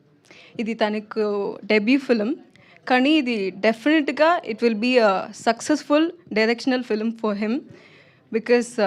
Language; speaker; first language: Telugu; non-native, learner; Tamil